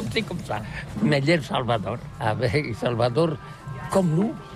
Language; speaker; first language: French; non-native, learner; Catalan